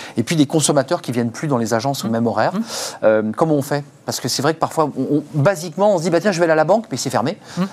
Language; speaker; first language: French; native; French